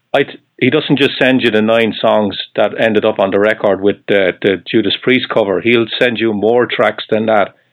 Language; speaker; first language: English; native; English